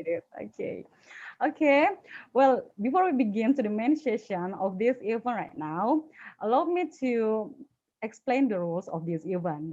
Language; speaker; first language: English; non-native, fluent; Indonesian